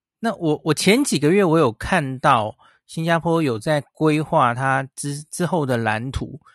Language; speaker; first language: Chinese; native; Chinese